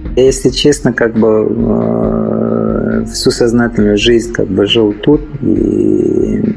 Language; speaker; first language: Russian; non-native, fluent; Arabic